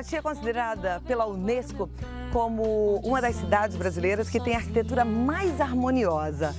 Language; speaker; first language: Portuguese; native; Portuguese